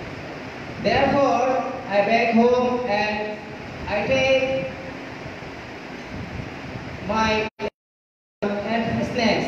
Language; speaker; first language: English; non-native, learner; Bangla